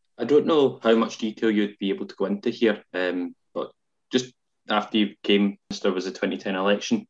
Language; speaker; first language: English; native; English